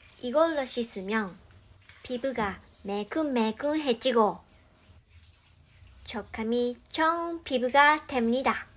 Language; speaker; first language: Korean; non-native, learner; Japanese